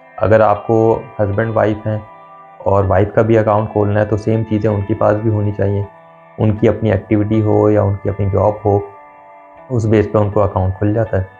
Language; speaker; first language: Urdu; non-native, local second language; Punjabi